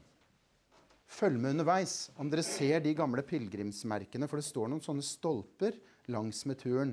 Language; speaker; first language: Norwegian; native; Norwegian